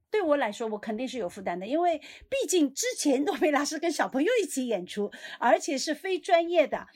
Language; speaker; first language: Chinese; native; Chinese